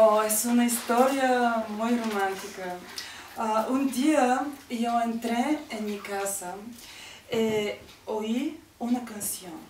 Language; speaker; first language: Spanish; non-native, learner; Bulgarian